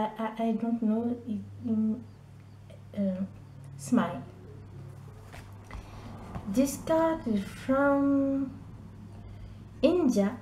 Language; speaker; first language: English; non-native, learner; French